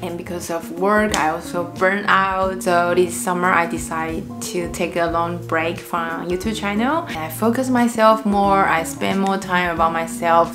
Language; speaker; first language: English; non-native, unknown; Chinese